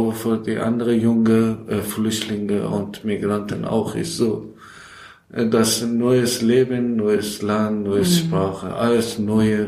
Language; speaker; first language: German; non-native, fluent; Persian